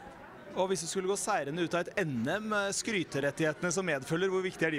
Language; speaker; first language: Norwegian; native; Norwegian